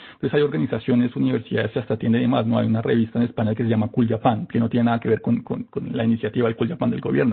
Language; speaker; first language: Spanish; native; Spanish